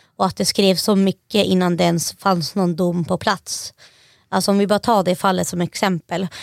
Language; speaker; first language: Swedish; native; Swedish